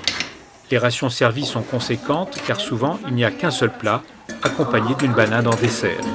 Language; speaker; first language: French; native; French